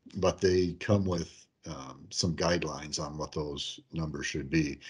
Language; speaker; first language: English; native; English